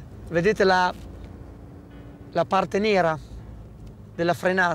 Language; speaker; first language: Italian; native; Italian